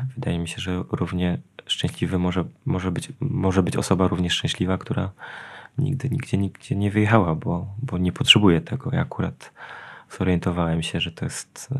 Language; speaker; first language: Polish; native; Polish